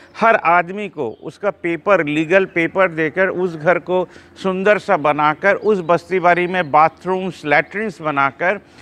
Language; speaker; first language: Hindi; non-native, local second language; Bangla